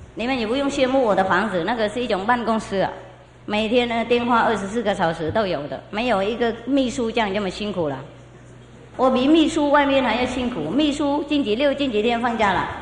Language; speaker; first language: Chinese; non-native, fluent; Vietnamese